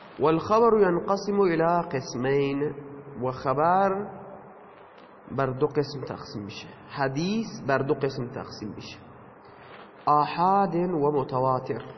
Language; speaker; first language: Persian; non-native, local second language; Baluchi